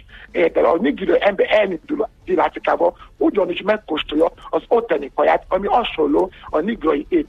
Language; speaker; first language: Hungarian; non-native, learner; Yoruba